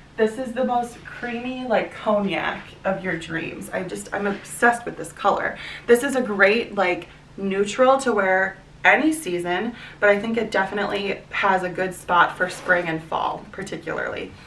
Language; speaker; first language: English; native; English